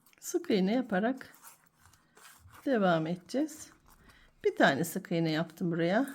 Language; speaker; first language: Turkish; native; Turkish